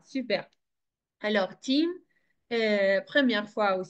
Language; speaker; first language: French; non-native, fluent; Spanish